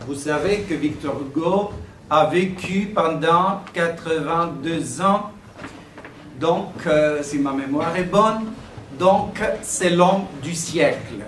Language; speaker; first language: French; non-native, fluent; Greek